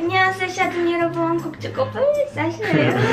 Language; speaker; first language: Korean; non-native, learner; Russian